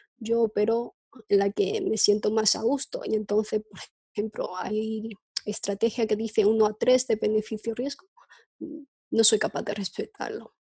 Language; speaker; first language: Spanish; non-native, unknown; Chinese